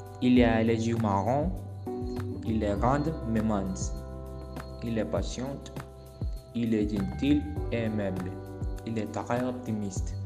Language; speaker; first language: French; non-native, learner; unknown